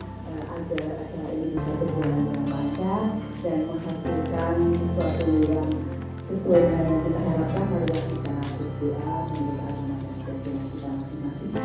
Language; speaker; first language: Indonesian; native; Indonesian